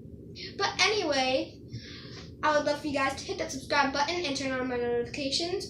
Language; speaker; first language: English; native; English